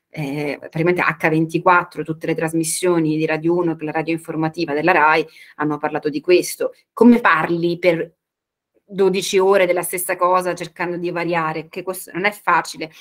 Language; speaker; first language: Italian; native; Italian